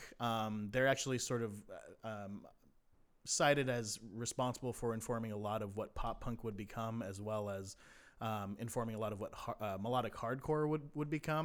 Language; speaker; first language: English; native; English